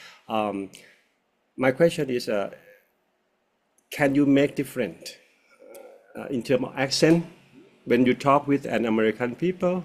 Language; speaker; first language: English; non-native, fluent; Thai